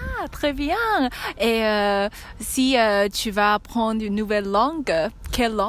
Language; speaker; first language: French; non-native, learner; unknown